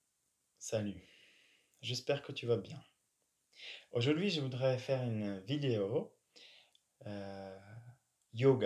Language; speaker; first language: French; non-native, fluent; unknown